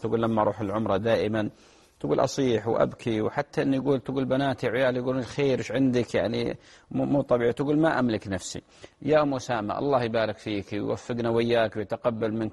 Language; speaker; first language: Arabic; native; Arabic